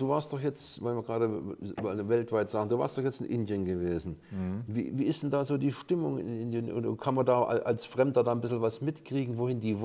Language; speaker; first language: German; native; German